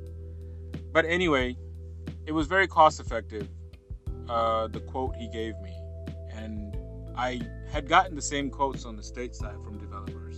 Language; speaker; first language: English; non-native, local second language; Urdu